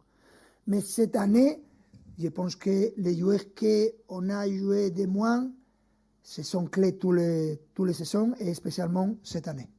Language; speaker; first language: French; non-native, fluent; Spanish